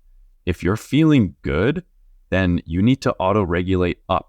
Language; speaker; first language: English; native; English